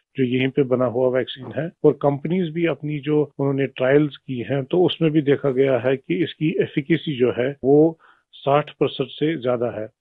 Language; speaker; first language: Hindi; non-native, local second language; Kashmiri